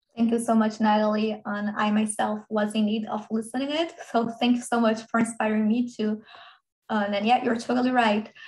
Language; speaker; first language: English; non-native, fluent; Portuguese